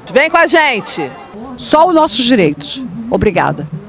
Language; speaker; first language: Portuguese; native; Portuguese